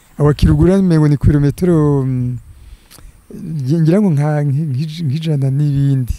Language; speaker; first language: Rundi; native; Rundi